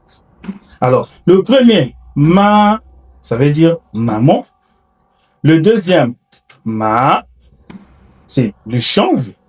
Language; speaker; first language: French; non-native, fluent; Chinese